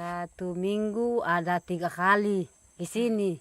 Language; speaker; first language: Indonesian; non-native, local second language; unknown